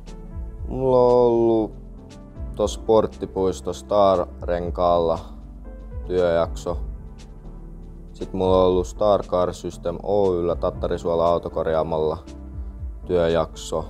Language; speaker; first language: Finnish; non-native, local second language; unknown